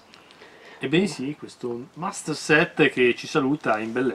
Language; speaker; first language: Italian; native; Italian